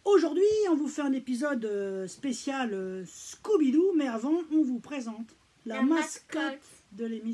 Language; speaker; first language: French; native; French